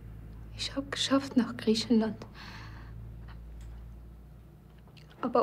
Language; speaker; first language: German; non-native, learner; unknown